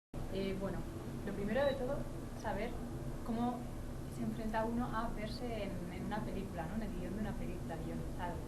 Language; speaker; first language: Spanish; native; Spanish